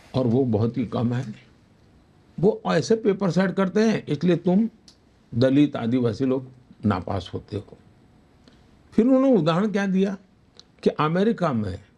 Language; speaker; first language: Hindi; non-native, local second language; Gujarati